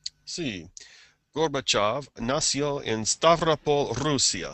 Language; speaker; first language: Spanish; non-native, fluent; English